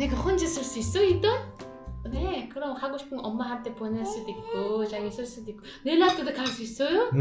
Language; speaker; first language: Korean; non-native, local second language; Uzbek